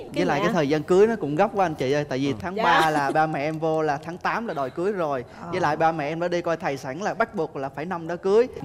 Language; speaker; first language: Vietnamese; native; Vietnamese